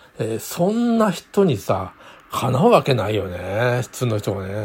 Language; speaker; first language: Japanese; native; Japanese